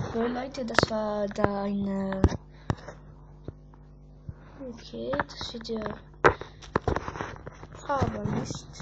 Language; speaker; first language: German; early bilingual, other home language; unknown